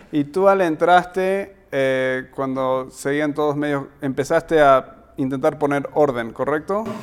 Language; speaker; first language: Spanish; early bilingual, heritage; Spanish